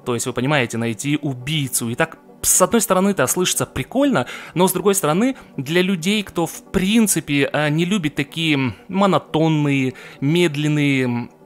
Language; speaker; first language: Russian; native; Russian